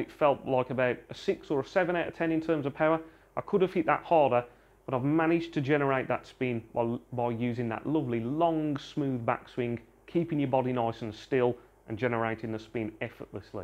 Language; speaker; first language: English; native; English